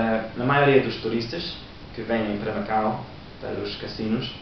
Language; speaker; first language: Portuguese; non-native, learner; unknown